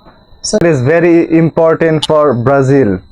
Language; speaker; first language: English; non-native, local second language; Bangla